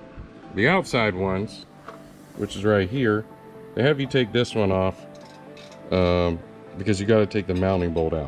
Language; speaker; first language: English; native; English